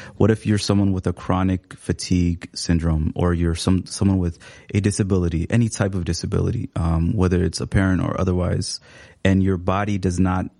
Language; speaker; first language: English; early bilingual, other home language; Somali